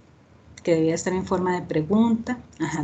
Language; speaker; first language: Spanish; native; Spanish